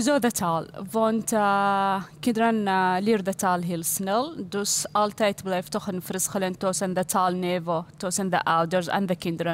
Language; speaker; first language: Dutch; non-native, learner; Arabic